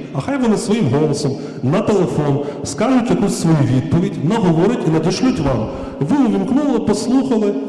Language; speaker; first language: Ukrainian; native; Ukrainian